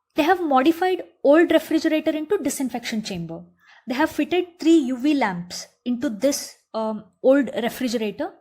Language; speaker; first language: English; non-native, local second language; Kannada